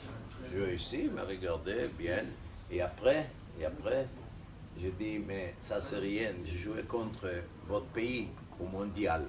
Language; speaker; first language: French; non-native, fluent; Hebrew